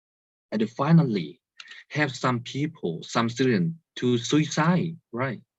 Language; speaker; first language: English; non-native, learner; Thai